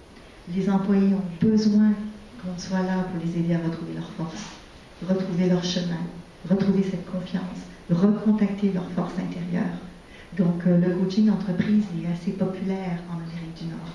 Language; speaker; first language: French; native; French